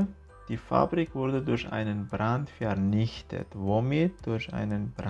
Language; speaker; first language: German; non-native, fluent; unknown